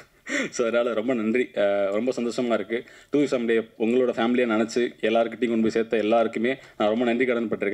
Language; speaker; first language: Tamil; native; Tamil